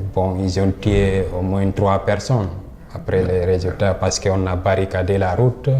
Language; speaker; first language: French; non-native, local second language; Fula